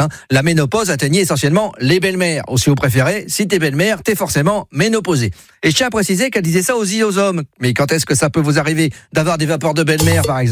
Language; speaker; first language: French; native; French